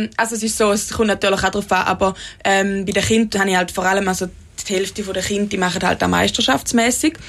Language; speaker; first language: German; native; German